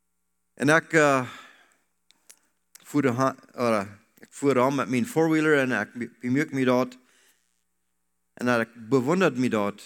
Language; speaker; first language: German; non-native, learner; Low German